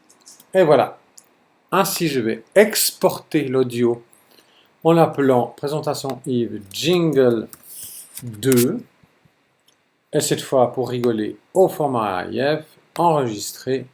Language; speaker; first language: French; native; French